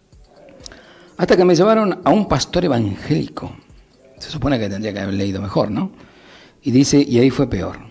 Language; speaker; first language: Spanish; native; Spanish